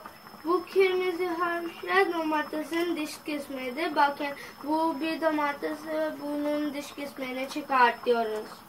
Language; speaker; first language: Turkish; non-native, learner; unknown